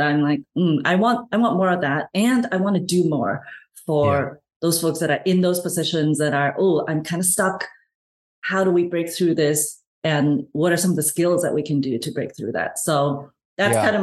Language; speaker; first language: English; non-native, local second language; Cantonese